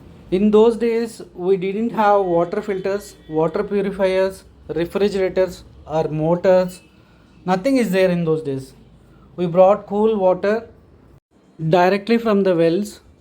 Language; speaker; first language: English; non-native, local second language; Telugu